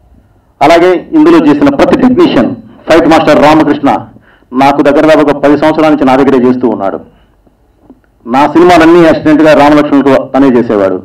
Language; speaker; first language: Telugu; native; Telugu